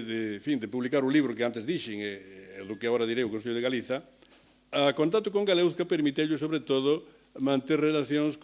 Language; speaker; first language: Galician; native; Galician